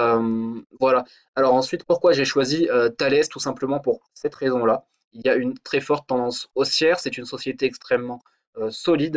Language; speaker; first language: French; native; French